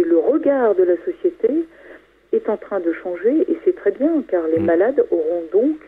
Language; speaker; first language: French; native; French